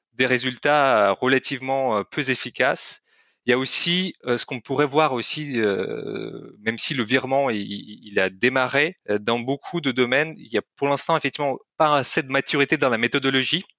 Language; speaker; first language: French; non-native, fluent; Russian